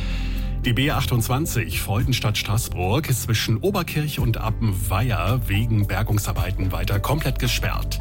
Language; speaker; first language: German; native; German